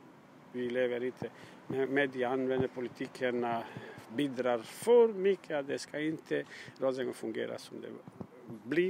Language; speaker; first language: Swedish; non-native, learner; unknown